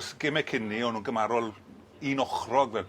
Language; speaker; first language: Welsh; native; Welsh